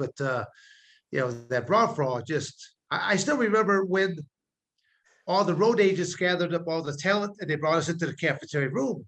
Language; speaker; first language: English; native; English